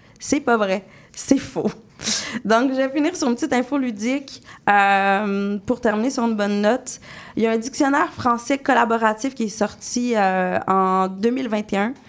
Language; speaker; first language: French; native; French